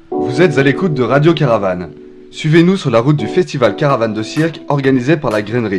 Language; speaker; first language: French; native; French